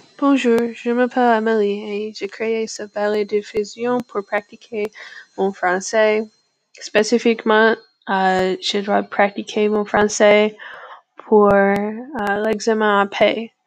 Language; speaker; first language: French; non-native, learner; English